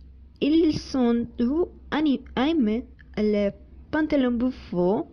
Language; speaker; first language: French; non-native, learner; Spanish